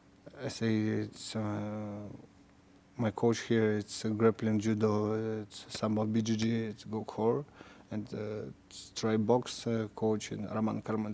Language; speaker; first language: English; non-native, learner; Russian